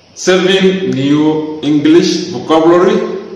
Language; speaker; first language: English; non-native, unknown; Arabic